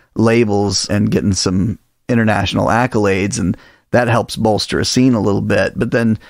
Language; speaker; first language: English; native; English